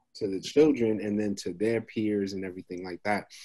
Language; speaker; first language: English; native; English